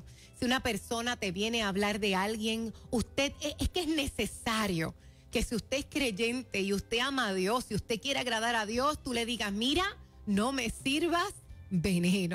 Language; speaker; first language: Spanish; native; Spanish